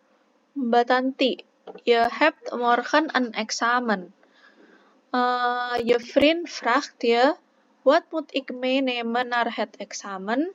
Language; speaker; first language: Dutch; non-native, fluent; Indonesian